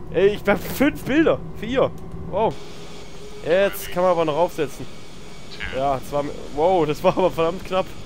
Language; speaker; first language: German; native; German